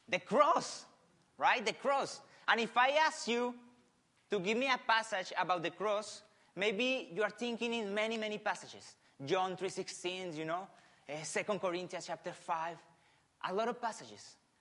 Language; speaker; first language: English; non-native, fluent; Spanish